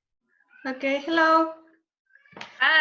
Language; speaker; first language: English; non-native, fluent; Spanish